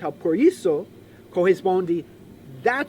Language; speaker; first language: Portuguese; non-native, fluent; English